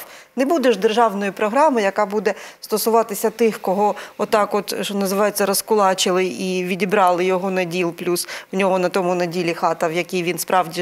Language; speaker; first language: Ukrainian; native; Ukrainian